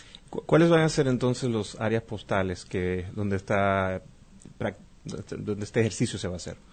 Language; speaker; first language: Spanish; native; Spanish